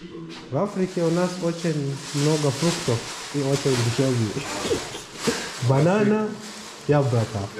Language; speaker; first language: Russian; non-native, learner; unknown